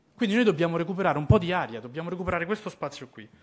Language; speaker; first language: Italian; native; Italian